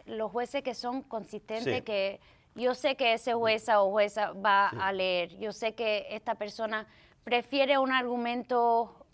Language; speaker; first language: Spanish; early bilingual, heritage; Spanish